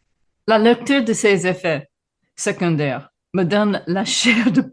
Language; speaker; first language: French; non-native, fluent; English